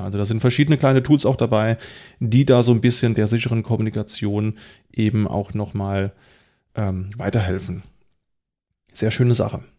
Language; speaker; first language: German; native; German